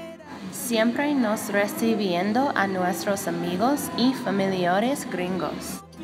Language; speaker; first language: Spanish; non-native, fluent; English